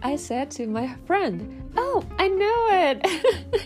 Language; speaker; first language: English; non-native, learner; Japanese